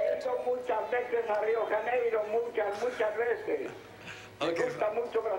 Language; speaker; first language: Portuguese; non-native, learner; Spanish